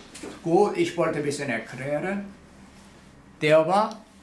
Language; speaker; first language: German; non-native, learner; Korean